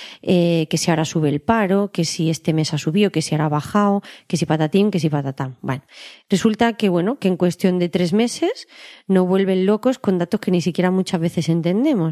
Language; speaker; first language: Spanish; native; Spanish